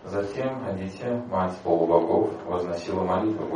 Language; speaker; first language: Russian; native; Russian